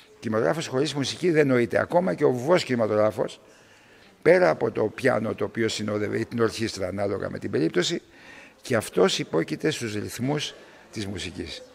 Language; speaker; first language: Greek; early bilingual, heritage; Greek